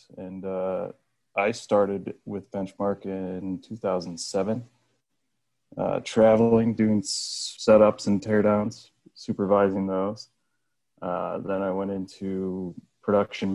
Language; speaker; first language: English; native; English